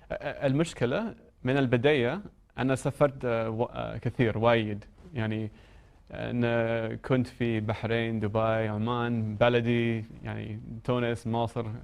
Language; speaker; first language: Arabic; non-native, learner; English